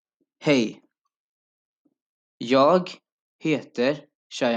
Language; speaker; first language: Swedish; non-native, fluent; Urdu